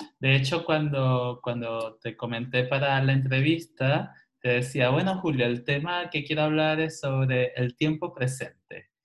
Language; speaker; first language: Spanish; native; Spanish